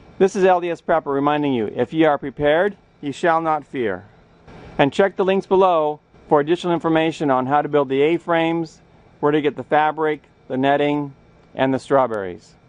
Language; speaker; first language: English; native; English